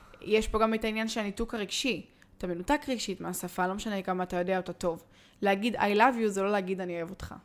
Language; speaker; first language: Hebrew; native; Hebrew